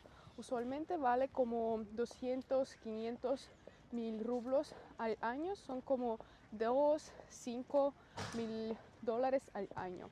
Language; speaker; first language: Spanish; non-native, fluent; Russian